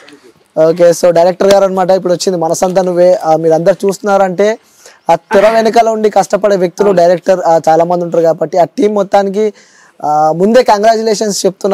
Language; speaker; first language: Telugu; native; Telugu